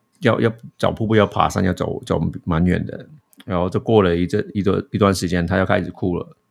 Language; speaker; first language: Chinese; early bilingual, heritage; Chinese